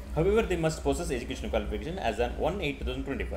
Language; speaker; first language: English; non-native, local second language; Kannada